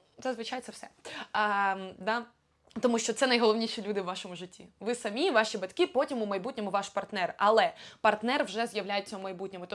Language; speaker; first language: Ukrainian; non-native, local second language; Russian